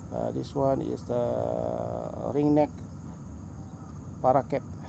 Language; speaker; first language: English; non-native, local second language; Malay